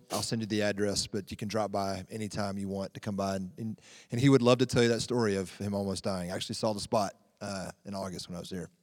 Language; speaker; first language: English; native; English